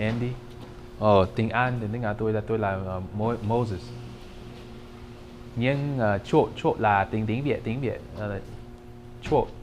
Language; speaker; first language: Vietnamese; non-native, learner; English